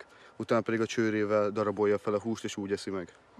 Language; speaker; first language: Hungarian; native; Hungarian